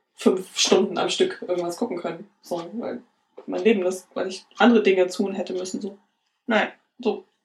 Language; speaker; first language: German; native; German